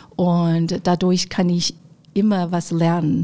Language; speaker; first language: German; non-native, fluent; Chinese